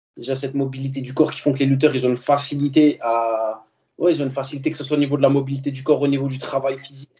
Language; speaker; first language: French; native; French